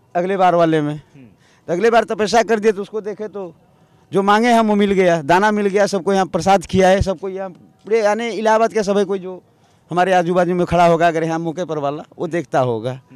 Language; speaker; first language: Hindi; native; Hindi